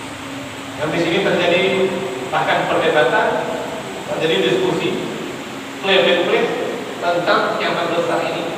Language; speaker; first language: Indonesian; native; Indonesian